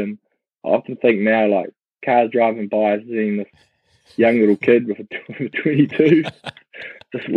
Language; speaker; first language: English; native; English